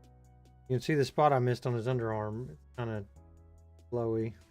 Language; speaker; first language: English; native; English